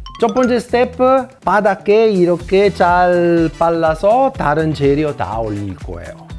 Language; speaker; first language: Korean; non-native, fluent; Italian